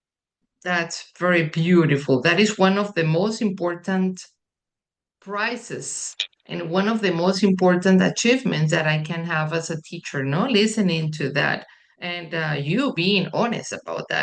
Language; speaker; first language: English; non-native, fluent; Spanish